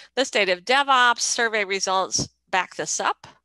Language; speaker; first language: English; native; English